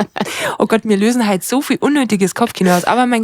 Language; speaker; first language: German; native; German